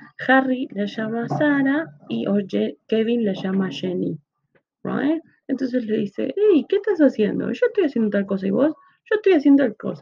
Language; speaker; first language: Spanish; native; Spanish